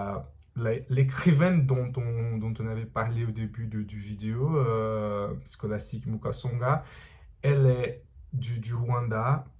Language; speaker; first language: French; non-native, learner; Portuguese